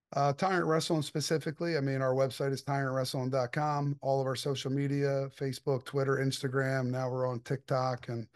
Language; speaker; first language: English; native; English